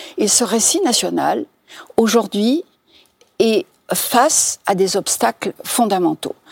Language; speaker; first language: French; non-native, local second language; Arabic